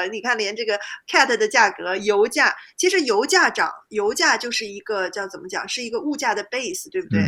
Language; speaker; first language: Chinese; native; Chinese